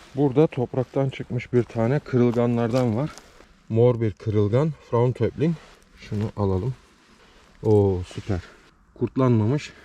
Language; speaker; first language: Turkish; early bilingual, heritage; Turkish